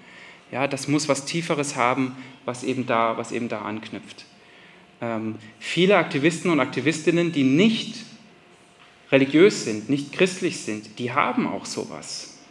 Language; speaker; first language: German; native; German